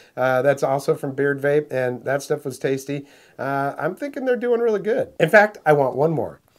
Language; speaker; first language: English; native; English